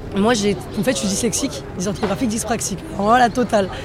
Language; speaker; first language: French; native; French